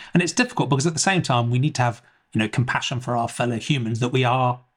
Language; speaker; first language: English; native; English